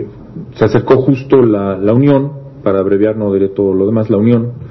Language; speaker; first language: Spanish; native; Spanish